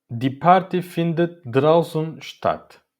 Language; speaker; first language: German; non-native, learner; Turkish